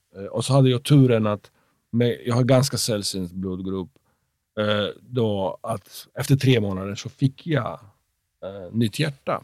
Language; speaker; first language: Swedish; non-native, fluent; Polish